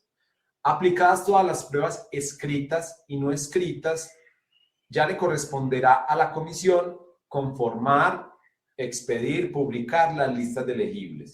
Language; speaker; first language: Spanish; native; Spanish